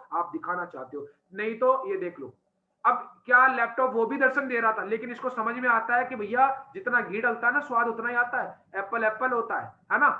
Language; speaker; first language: Hindi; native; Hindi